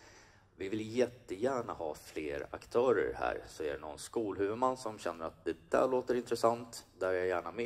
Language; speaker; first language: Swedish; native; Swedish